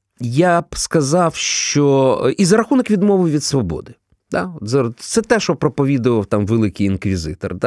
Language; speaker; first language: Ukrainian; non-native, local second language; Russian